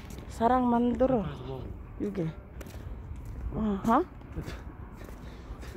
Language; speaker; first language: Korean; non-native, learner; Filipino